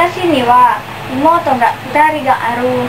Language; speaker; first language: Japanese; non-native, learner; Indonesian